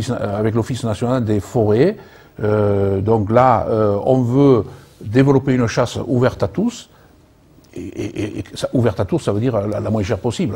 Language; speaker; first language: French; native; French